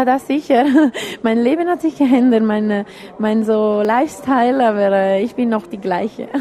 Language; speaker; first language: German; non-native, local second language; Italian